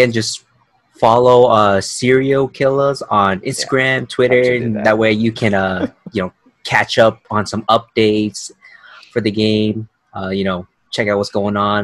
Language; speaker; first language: English; native; English